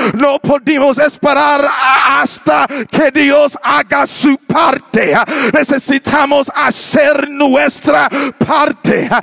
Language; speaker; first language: Spanish; non-native, learner; English